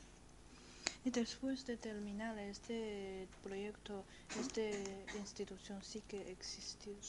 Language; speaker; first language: Spanish; non-native, fluent; Chinese